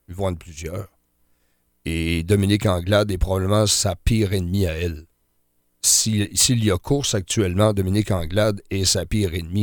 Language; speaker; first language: French; native; French